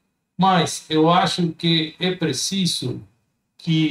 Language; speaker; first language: Portuguese; non-native, fluent; Spanish